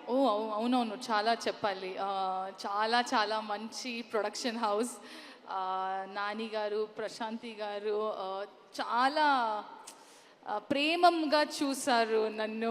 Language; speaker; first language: Telugu; non-native, local second language; Kannada